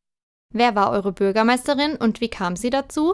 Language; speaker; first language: German; native; German